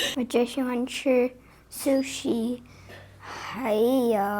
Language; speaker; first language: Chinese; non-native, learner; English